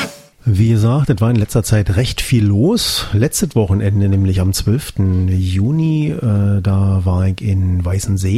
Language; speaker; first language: German; native; German